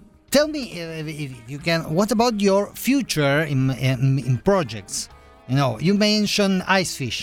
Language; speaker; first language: English; non-native, fluent; Spanish